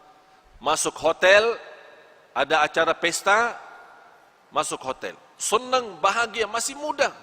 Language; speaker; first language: Indonesian; non-native, fluent; Arabic